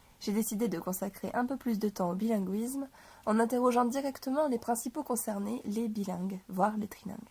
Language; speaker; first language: French; native; French